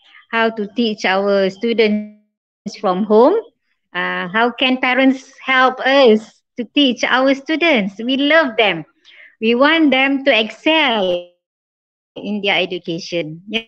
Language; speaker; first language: English; non-native, local second language; Malay